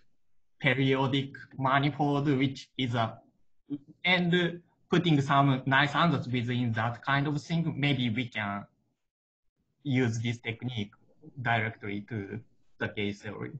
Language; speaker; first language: English; non-native, learner; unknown